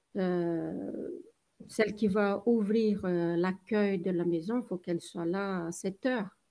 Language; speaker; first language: French; non-native, fluent; Portuguese